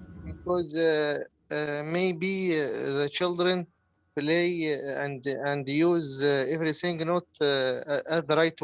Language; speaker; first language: English; non-native, learner; Arabic